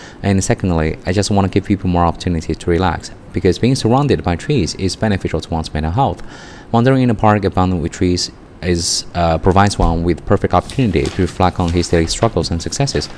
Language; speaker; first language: English; non-native, fluent; Chinese